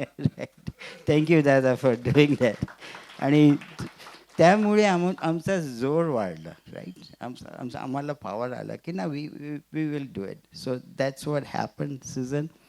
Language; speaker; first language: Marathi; non-native, local second language; Gujarati